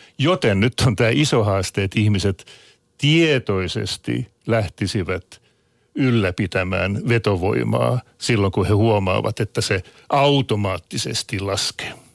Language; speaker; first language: Finnish; non-native, local second language; Swedish